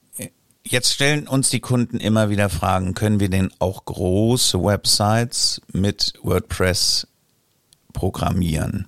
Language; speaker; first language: German; native; German